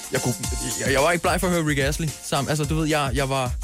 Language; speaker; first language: Danish; native; Danish